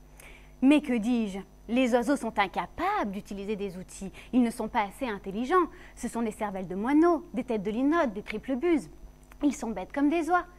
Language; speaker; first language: French; native; French